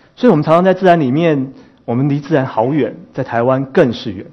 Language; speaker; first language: Chinese; native; Chinese